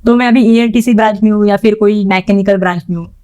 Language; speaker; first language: Hindi; non-native, local second language; Marathi